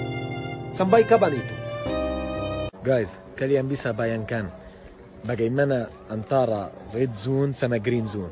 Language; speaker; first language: Indonesian; non-native, fluent; Arabic